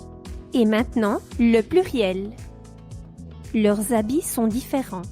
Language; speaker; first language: French; non-native, fluent; Spanish